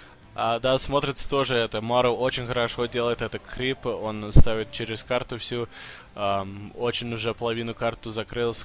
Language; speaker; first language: Russian; early bilingual, heritage; Russian